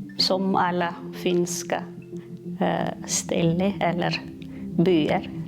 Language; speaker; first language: Swedish; non-native, learner; Malagasy